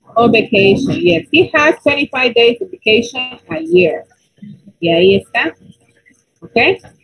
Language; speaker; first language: English; non-native, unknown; Spanish